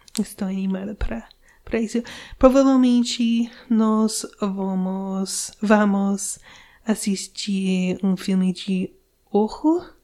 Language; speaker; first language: Portuguese; non-native, learner; English